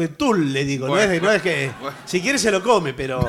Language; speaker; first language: Spanish; native; Spanish